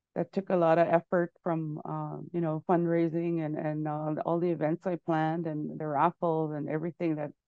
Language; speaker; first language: English; native; English